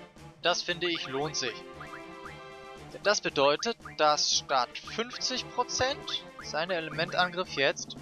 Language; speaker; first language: German; native; German